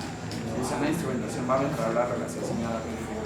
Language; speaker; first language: Spanish; native; Spanish